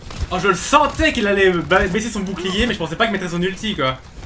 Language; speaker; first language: French; native; French